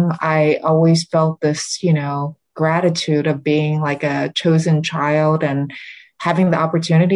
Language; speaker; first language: English; early bilingual, other home language; Vietnamese